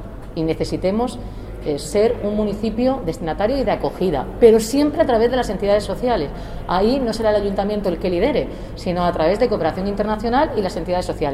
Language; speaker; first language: Spanish; native; Spanish